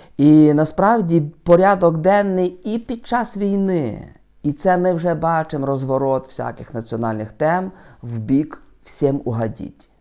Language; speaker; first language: Ukrainian; native; Ukrainian